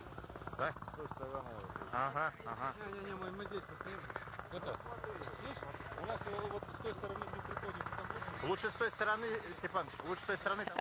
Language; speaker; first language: Russian; native; Russian